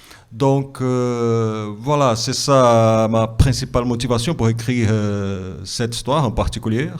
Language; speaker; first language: French; non-native, fluent; Portuguese